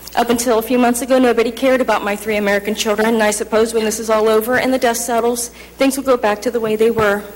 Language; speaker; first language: English; native; English